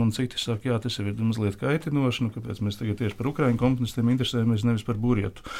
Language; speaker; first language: Latvian; native; Latvian